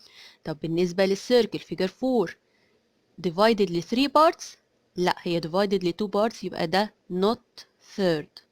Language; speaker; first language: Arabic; native; Arabic